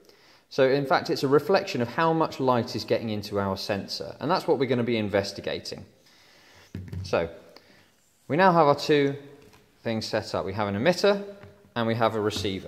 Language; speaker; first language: English; native; English